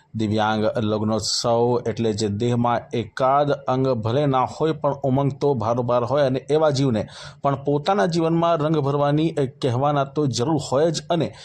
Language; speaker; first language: Gujarati; native; Gujarati